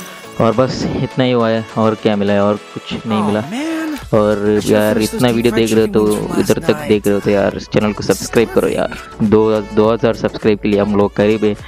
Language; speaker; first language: Hindi; non-native, local second language; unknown